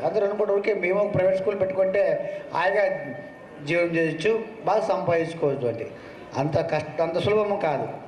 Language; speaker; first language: Telugu; non-native, local second language; Kannada